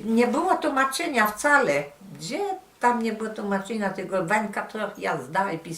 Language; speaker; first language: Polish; early bilingual, heritage; Polish